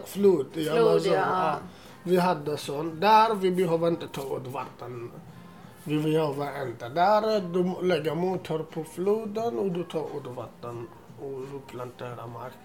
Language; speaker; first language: Swedish; non-native, learner; Assyrian Neo-Aramaic